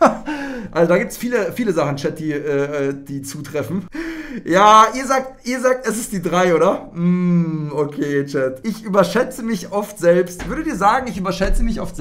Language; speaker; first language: German; native; German